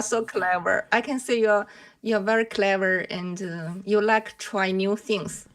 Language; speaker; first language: English; non-native, learner; Chinese